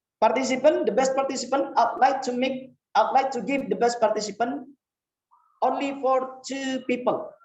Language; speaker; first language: English; non-native, fluent; Indonesian